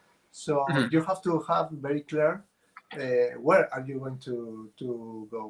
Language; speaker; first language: English; non-native, fluent; Spanish